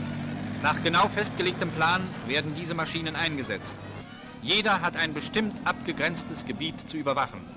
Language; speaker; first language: German; native; German